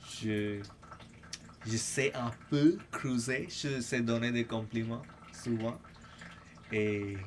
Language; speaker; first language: French; non-native, fluent; English